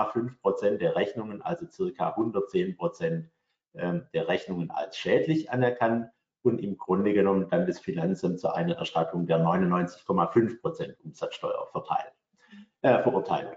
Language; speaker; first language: German; native; German